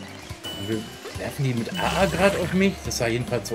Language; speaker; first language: German; native; German